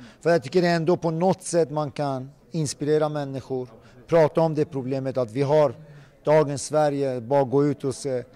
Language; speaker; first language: Swedish; early bilingual, other home language; Persian